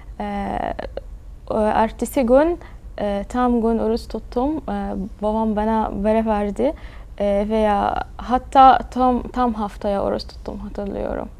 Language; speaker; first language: Turkish; early bilingual, other home language; Arabic